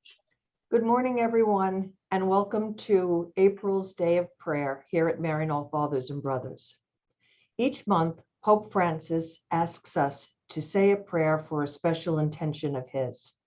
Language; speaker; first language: English; native; English